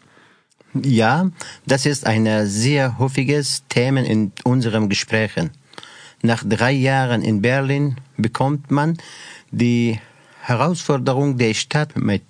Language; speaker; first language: German; non-native, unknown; Persian